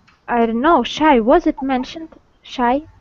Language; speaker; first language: English; non-native, learner; Russian